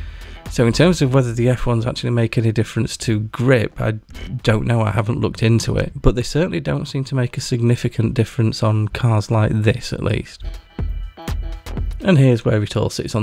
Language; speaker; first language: English; native; English